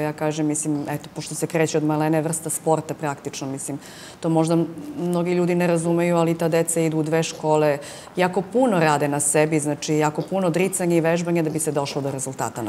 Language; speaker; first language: Serbian; native; Serbian